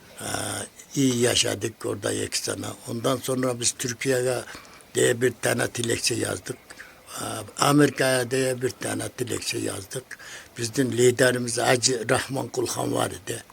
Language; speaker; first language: Turkish; non-native, learner; Kyrgyz